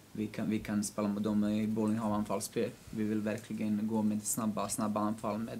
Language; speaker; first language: Swedish; non-native, local second language; Kurdish